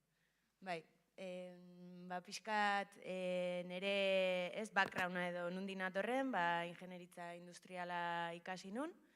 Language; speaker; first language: Basque; native; Basque